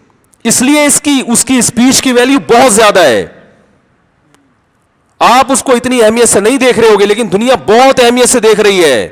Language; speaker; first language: Urdu; native; Urdu